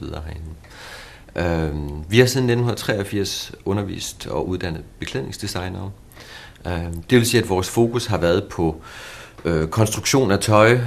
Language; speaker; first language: Danish; native; Danish